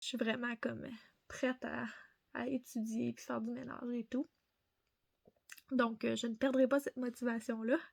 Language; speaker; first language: French; native; French